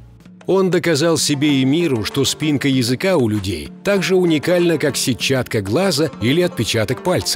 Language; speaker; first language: Russian; native; Russian